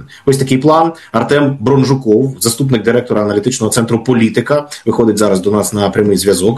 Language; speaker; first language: Ukrainian; native; Ukrainian